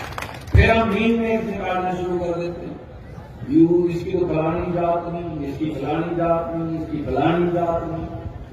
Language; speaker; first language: Hindi; native; Hindi